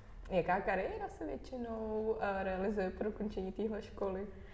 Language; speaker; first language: Czech; native; Czech